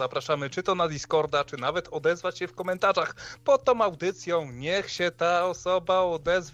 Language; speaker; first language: Polish; native; Polish